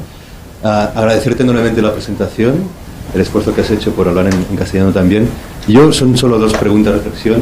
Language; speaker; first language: Spanish; native; Spanish